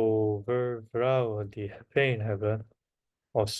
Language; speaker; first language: Dutch; non-native, learner; Korean